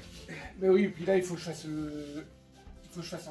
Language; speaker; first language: French; native; French